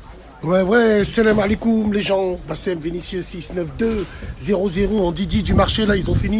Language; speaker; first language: French; native; French